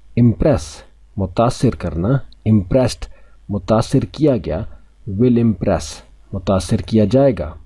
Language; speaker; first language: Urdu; native; Urdu